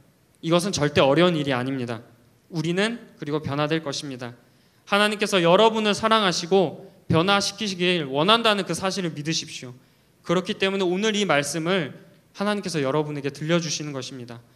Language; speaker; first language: Korean; native; Korean